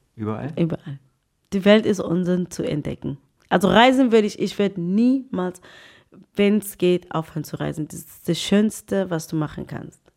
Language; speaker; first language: German; non-native, fluent; Tswana